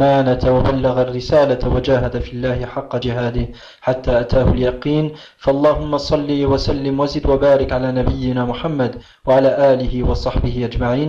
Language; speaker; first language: Arabic; non-native, fluent; French